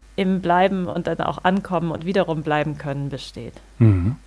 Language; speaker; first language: German; native; German